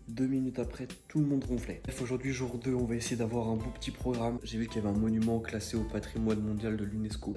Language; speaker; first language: French; native; French